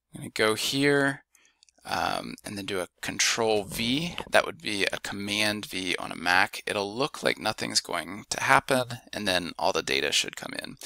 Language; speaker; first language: English; native; English